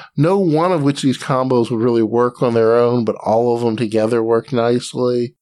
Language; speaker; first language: English; native; English